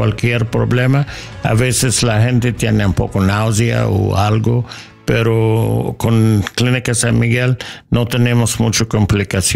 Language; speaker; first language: Spanish; non-native, learner; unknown